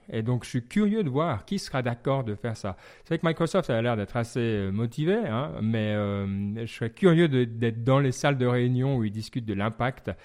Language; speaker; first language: French; native; French